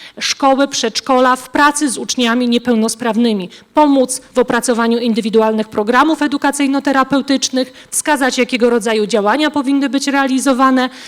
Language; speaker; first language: Polish; native; Polish